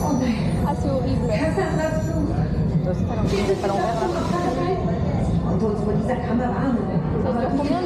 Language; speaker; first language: French; native; French